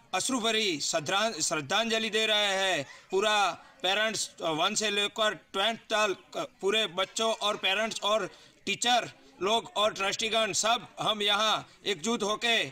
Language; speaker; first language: Hindi; non-native, local second language; Gujarati